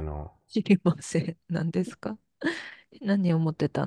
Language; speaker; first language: Japanese; early bilingual, other home language; Korean